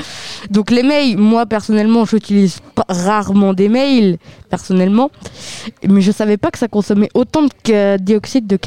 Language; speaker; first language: French; native; French